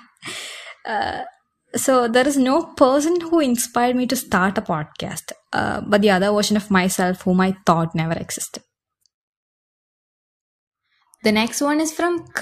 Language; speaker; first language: English; non-native, local second language; Malayalam